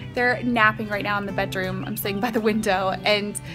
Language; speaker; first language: English; native; English